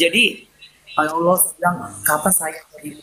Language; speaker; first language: Indonesian; native; Indonesian